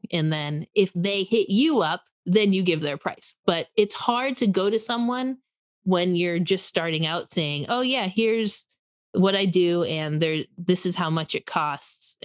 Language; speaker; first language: English; native; English